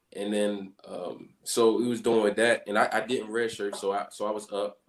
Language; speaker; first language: English; native; English